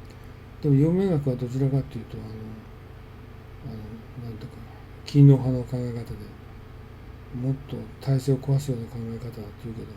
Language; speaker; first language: Japanese; native; Japanese